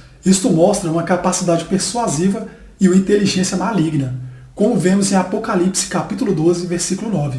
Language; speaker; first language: Portuguese; native; Portuguese